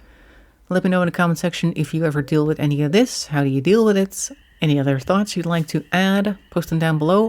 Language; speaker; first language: English; non-native, fluent; Dutch